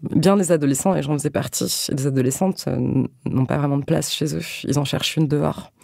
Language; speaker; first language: French; native; French